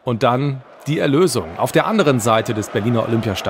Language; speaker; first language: German; native; German